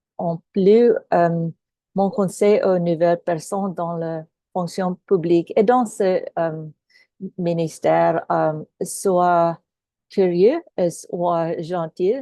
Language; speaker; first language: French; non-native, local second language; Filipino